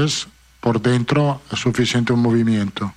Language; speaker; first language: Spanish; non-native, fluent; Italian